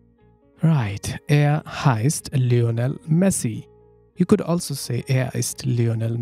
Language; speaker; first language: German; non-native, fluent; Nepali